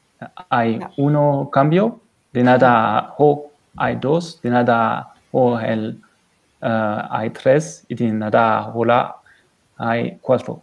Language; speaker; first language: Spanish; non-native, learner; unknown